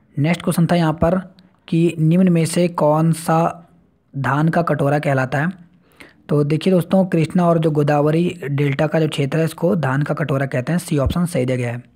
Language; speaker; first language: Hindi; native; Hindi